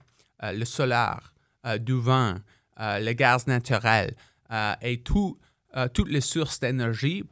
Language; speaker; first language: French; non-native, local second language; English